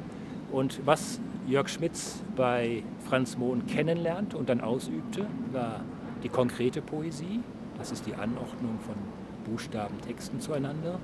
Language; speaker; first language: German; native; German